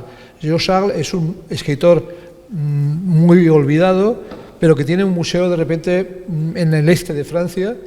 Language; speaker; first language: Spanish; native; Spanish